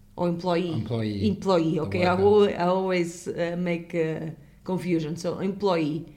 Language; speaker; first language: English; non-native, fluent; Portuguese